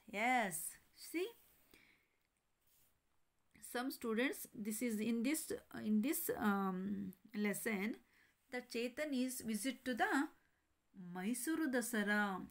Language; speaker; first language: English; non-native, local second language; Kannada